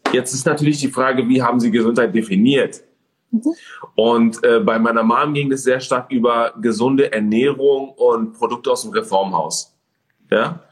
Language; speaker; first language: German; early bilingual, other home language; Persian